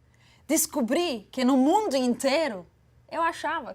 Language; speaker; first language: Portuguese; non-native, fluent; Arabic